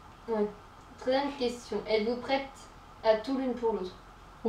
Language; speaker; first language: French; native; French